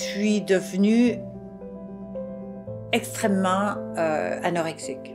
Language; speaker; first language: French; native; French